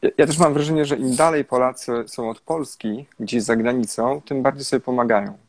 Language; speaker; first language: Polish; native; Polish